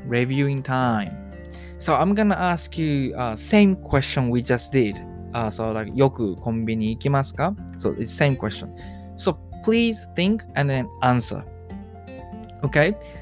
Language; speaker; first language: English; non-native, fluent; Japanese